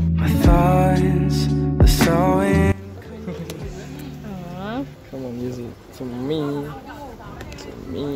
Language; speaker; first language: English; non-native, learner; Indonesian